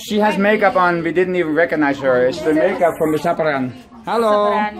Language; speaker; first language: English; non-native, fluent; Dutch